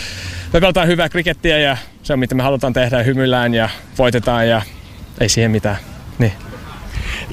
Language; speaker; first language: Finnish; non-native, fluent; English